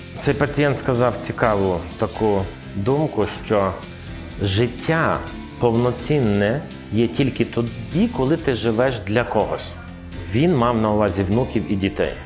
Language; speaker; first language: Ukrainian; native; Ukrainian